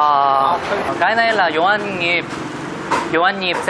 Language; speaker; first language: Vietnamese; non-native, learner; Korean